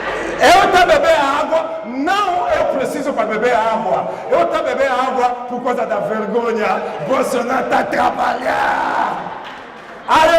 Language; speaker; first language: Portuguese; non-native, learner; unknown